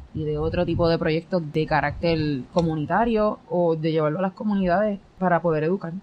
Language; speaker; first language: Spanish; native; Spanish